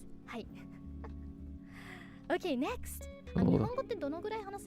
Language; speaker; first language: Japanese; non-native, fluent; English